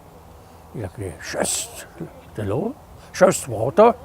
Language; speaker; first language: French; non-native, fluent; German